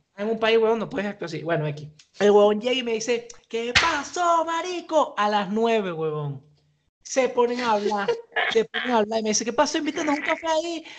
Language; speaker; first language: Spanish; native; Spanish